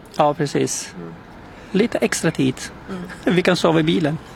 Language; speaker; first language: Swedish; non-native, local second language; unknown